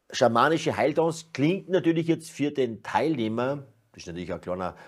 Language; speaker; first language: German; native; German